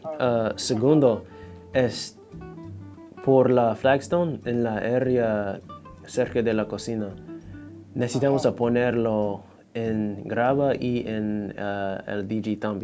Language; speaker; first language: Spanish; non-native, fluent; English